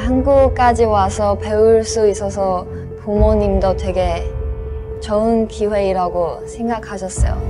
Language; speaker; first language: Korean; non-native, learner; Chinese